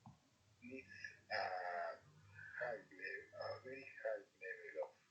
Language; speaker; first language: English; non-native, learner; Spanish